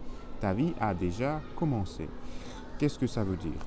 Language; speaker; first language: French; non-native, learner; Spanish